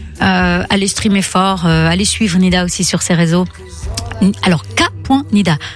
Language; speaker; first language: French; native; French